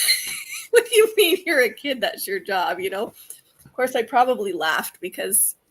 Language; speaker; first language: English; native; English